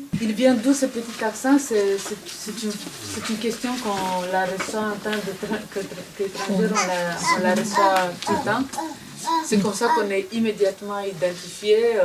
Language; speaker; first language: French; non-native, fluent; Romanian